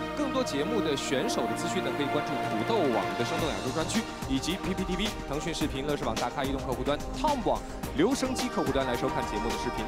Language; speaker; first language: Chinese; native; Chinese